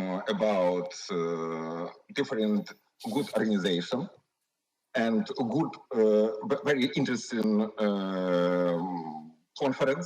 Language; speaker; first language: English; non-native, learner; Ukrainian